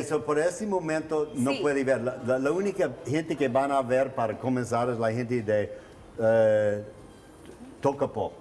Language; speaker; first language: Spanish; non-native, learner; English